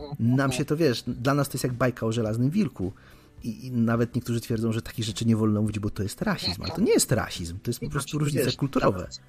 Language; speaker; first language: Polish; native; Polish